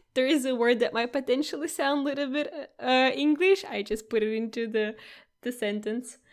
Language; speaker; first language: English; non-native, fluent; Russian